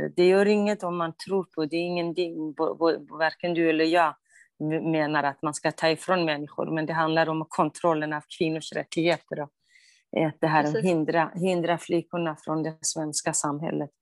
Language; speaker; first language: Swedish; non-native, fluent; Kurdish